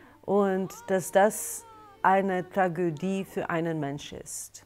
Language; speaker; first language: German; non-native, fluent; Russian